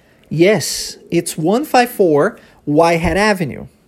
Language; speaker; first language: English; early bilingual, other home language; Portuguese